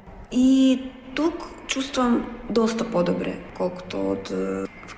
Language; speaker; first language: Bulgarian; non-native, learner; Russian